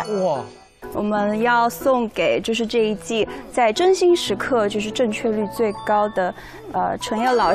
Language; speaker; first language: Chinese; native; Chinese